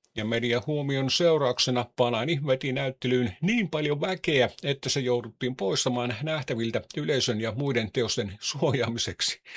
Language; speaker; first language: Finnish; native; Finnish